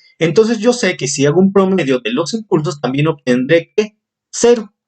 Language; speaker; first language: Spanish; native; Spanish